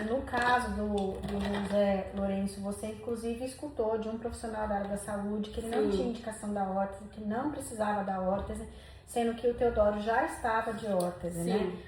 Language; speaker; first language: Portuguese; native; Portuguese